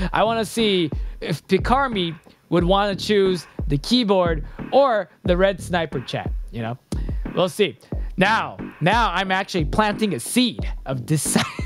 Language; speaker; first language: English; early bilingual, other home language; Japanese